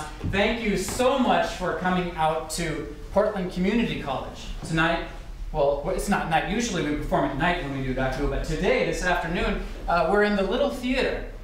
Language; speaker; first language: English; native; English